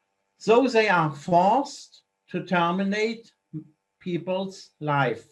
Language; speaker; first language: English; non-native, fluent; German